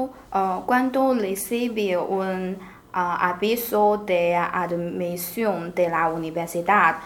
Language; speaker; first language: Spanish; non-native, learner; Chinese